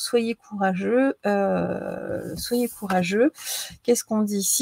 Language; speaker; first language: French; native; French